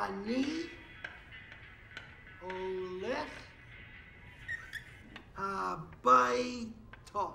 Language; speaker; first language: Hebrew; non-native, learner; English